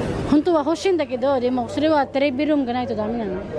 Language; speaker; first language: Japanese; non-native, fluent; Filipino